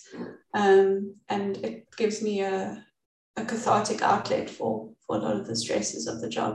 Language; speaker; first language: English; native; English